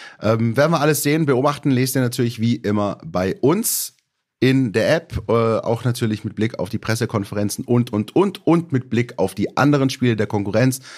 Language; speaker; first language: German; native; German